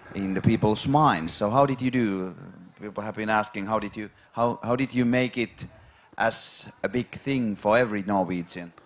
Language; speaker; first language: English; non-native, fluent; Finnish